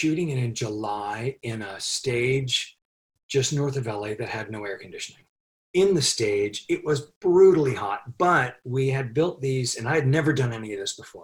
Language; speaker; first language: English; native; English